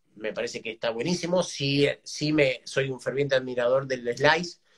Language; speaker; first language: Spanish; native; Spanish